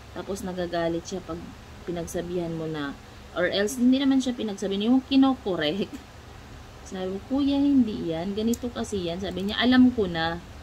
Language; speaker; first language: Filipino; non-native, local second language; Cebuano